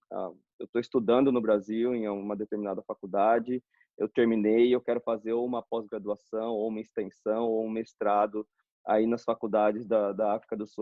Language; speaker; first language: Portuguese; native; Portuguese